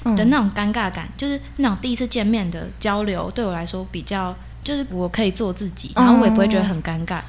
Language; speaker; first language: Chinese; native; Chinese